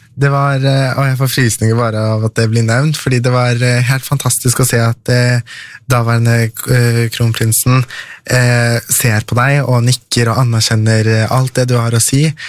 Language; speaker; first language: Norwegian; early bilingual, other home language; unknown